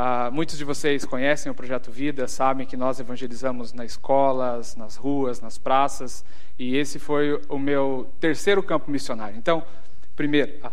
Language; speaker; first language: Portuguese; native; Portuguese